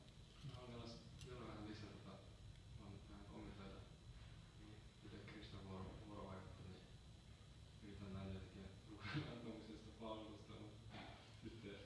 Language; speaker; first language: Finnish; non-native, learner; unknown